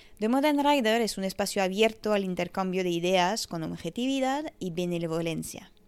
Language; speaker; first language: Spanish; non-native, fluent; French